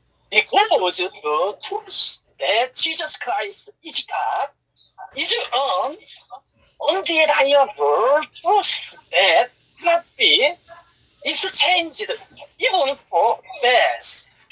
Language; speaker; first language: English; non-native, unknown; Korean